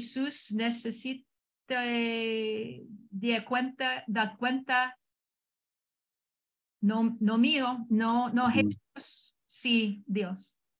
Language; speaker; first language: Spanish; non-native, learner; English